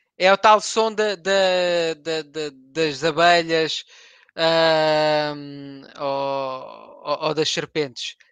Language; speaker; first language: Portuguese; native; Portuguese